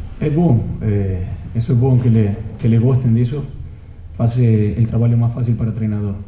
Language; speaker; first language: Portuguese; non-native, fluent; Spanish